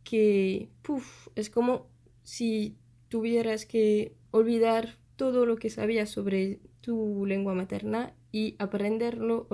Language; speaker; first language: Spanish; non-native, fluent; French